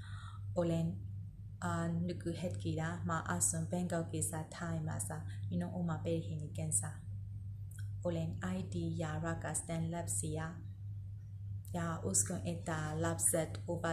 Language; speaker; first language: Finnish; non-native, learner; Burmese